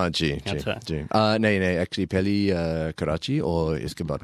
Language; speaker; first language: Hindi; non-native, learner; English